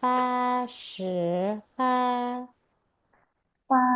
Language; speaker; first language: Chinese; non-native, fluent; Indonesian